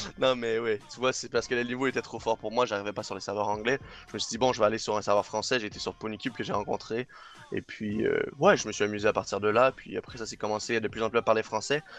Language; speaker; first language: French; non-native, local second language; English